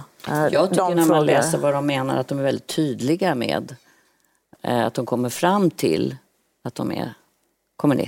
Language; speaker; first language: Swedish; native; Swedish